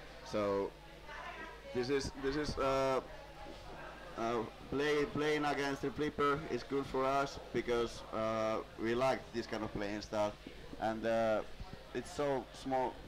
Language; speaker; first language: English; non-native, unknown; Finnish